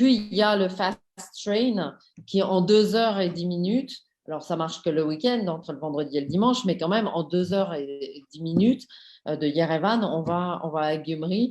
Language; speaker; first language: French; native; French